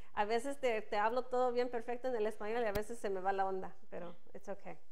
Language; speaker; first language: Spanish; early bilingual, heritage; Spanish